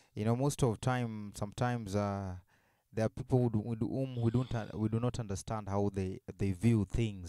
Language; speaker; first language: English; non-native, local second language; Luo (Kenya and Tanzania)